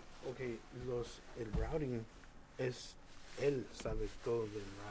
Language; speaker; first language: Spanish; early bilingual, heritage; Spanish